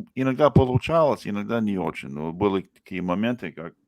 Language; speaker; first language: Russian; non-native, fluent; English